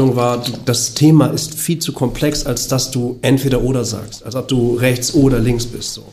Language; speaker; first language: German; native; German